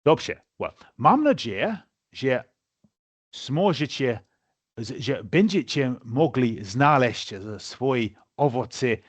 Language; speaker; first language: Polish; non-native, fluent; English